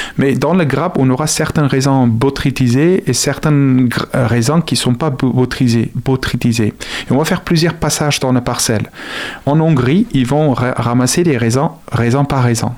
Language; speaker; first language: French; non-native, fluent; Afrikaans